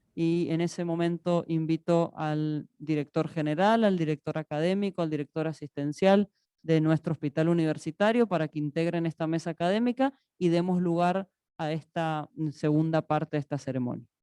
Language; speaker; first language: Spanish; native; Spanish